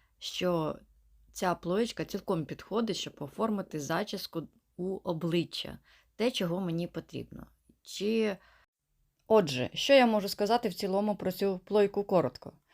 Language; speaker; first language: Ukrainian; native; Ukrainian